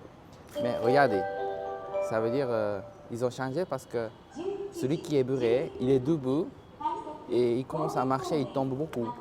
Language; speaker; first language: French; non-native, fluent; Japanese